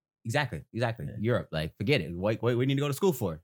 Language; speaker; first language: English; native; English